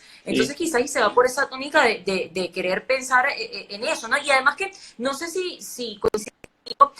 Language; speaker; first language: Spanish; native; Spanish